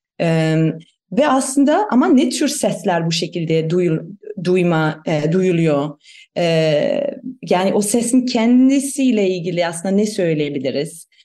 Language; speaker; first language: Turkish; non-native, fluent; German